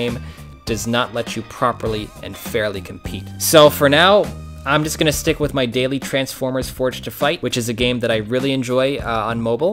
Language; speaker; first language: English; native; English